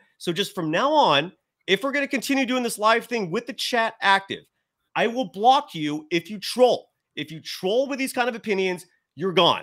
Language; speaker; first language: English; native; English